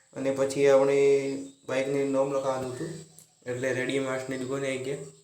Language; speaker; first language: Gujarati; native; Gujarati